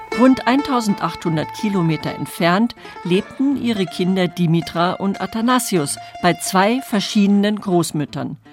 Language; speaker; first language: German; native; German